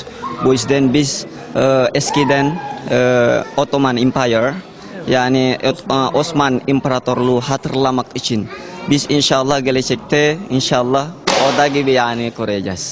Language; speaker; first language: Turkish; non-native, learner; Indonesian